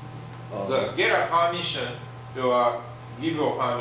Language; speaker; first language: English; non-native, fluent; Japanese